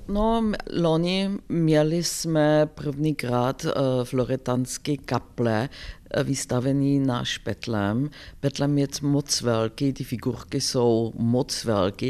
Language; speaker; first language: Czech; non-native, fluent; German